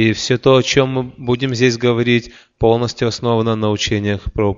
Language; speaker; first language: Russian; native; Russian